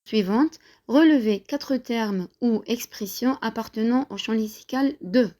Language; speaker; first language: French; non-native, local second language; Arabic